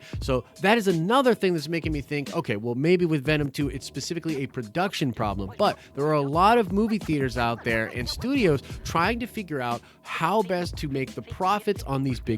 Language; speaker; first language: English; native; English